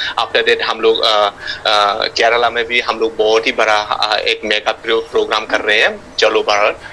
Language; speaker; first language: Hindi; non-native, local second language; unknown